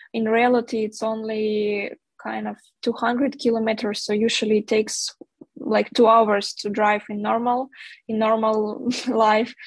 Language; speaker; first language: English; non-native, fluent; Ukrainian